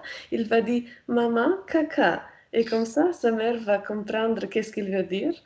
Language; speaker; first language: French; non-native, fluent; Romanian